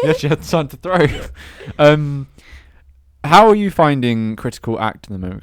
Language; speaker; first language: English; native; English